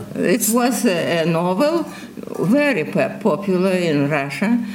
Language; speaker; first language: English; non-native, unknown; Russian